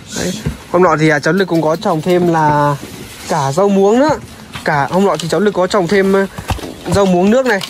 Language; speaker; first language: Vietnamese; native; Vietnamese